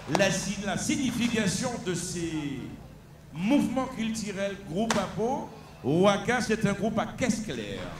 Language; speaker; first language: French; native; French